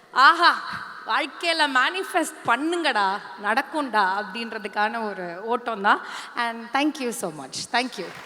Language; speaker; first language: Tamil; native; Tamil